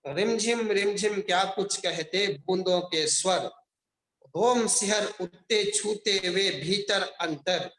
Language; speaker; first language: Hindi; non-native, local second language; Telugu